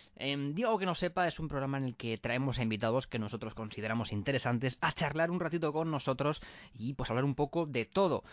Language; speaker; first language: Spanish; native; Spanish